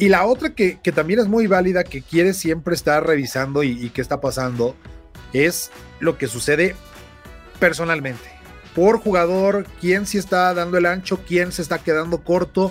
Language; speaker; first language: Spanish; native; Spanish